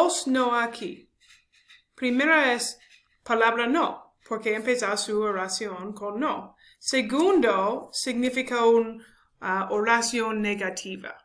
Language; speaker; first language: Spanish; non-native, learner; English